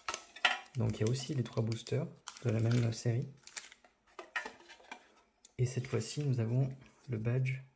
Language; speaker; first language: French; native; French